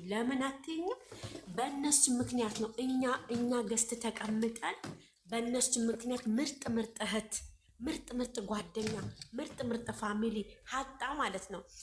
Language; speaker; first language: Amharic; native; Amharic